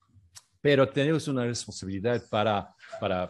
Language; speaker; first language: Spanish; non-native, fluent; French